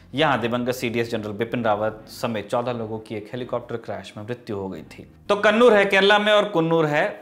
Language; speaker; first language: Hindi; native; Hindi